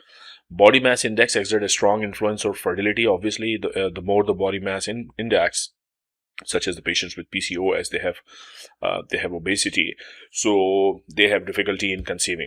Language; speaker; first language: English; non-native, local second language; Urdu